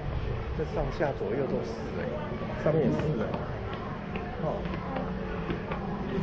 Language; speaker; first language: Chinese; native; Chinese